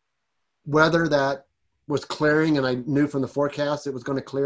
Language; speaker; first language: English; native; English